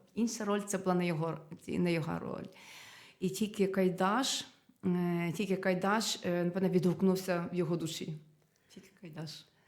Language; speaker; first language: Ukrainian; native; Ukrainian